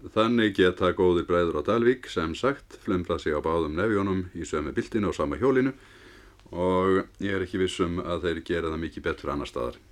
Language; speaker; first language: Icelandic; native; Icelandic